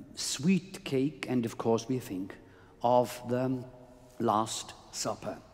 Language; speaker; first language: English; non-native, fluent; German